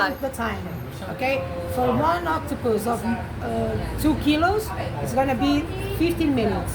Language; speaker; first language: English; non-native, learner; Portuguese